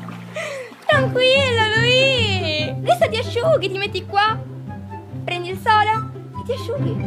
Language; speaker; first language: Italian; native; Italian